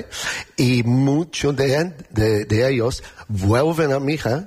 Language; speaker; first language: Spanish; non-native, learner; English